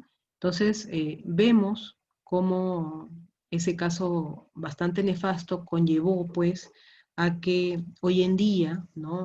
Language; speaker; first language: Spanish; native; Spanish